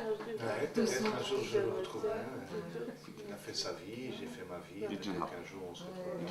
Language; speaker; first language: French; native; French